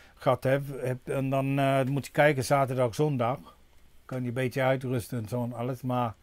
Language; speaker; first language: Dutch; non-native, fluent; English